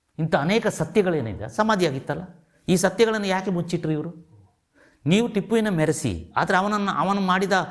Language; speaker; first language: Kannada; non-native, local second language; Kodava